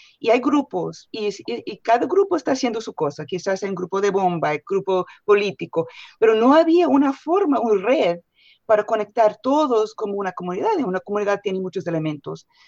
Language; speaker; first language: Spanish; non-native, fluent; English